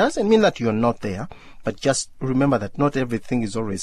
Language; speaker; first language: English; non-native, local second language; Ganda